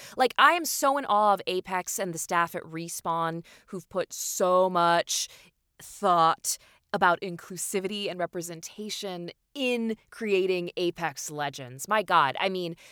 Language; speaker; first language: English; native; English